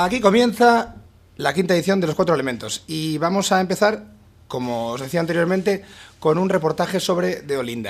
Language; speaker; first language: Spanish; native; Spanish